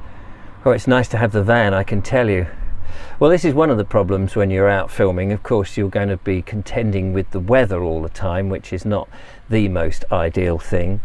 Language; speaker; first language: English; native; English